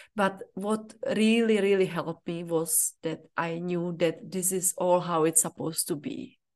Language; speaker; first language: English; non-native, fluent; Czech